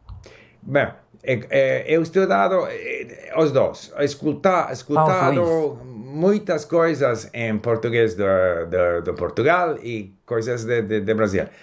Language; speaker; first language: Portuguese; non-native, learner; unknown